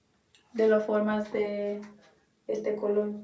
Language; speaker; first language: Spanish; non-native, learner; English